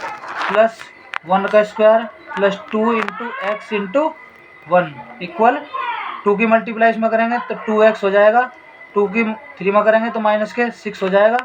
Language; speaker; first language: Hindi; native; Hindi